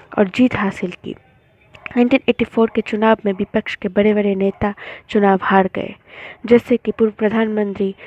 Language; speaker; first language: Hindi; non-native, local second language; Bangla